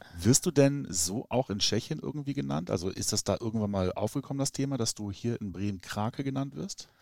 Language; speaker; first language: German; native; German